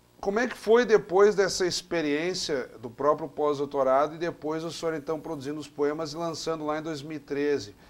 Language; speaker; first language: Portuguese; native; Portuguese